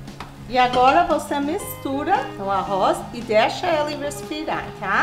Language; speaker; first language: Portuguese; non-native, fluent; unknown